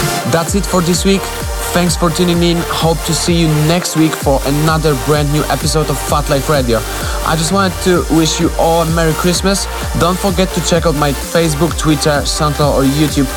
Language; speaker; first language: English; non-native, fluent; Polish